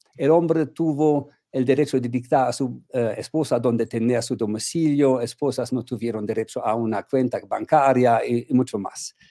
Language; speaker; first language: Spanish; non-native, fluent; German